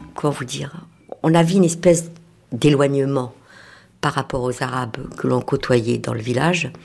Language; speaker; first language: French; native; French